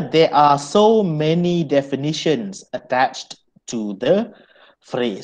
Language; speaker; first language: English; non-native, local second language; Malay